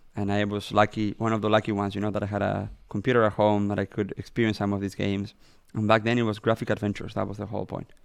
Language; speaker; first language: English; non-native, fluent; Spanish